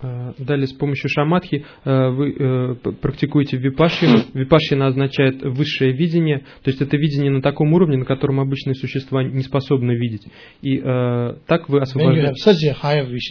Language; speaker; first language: Russian; native; Russian